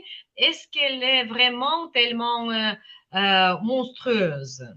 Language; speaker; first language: French; non-native, fluent; Ukrainian